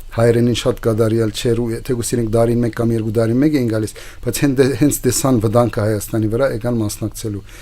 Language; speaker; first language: Armenian; early bilingual, heritage; Armenian